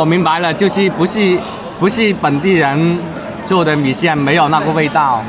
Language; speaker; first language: Chinese; non-native, fluent; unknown